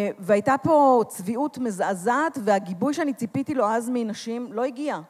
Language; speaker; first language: Hebrew; native; Hebrew